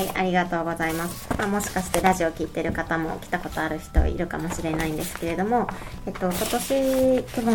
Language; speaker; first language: Japanese; native; Japanese